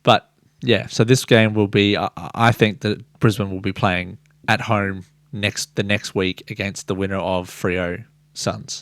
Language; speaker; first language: English; native; English